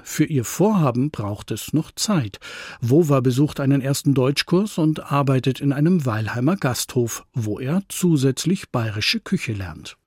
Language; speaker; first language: German; native; German